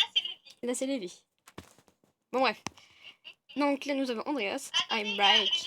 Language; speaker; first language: French; native; French